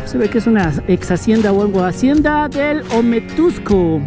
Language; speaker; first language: Spanish; native; Spanish